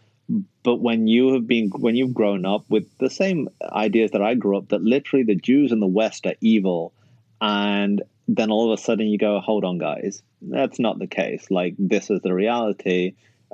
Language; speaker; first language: English; native; English